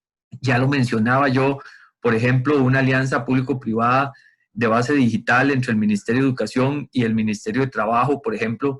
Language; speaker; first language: Spanish; native; Spanish